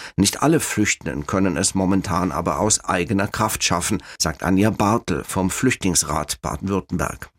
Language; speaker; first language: German; native; German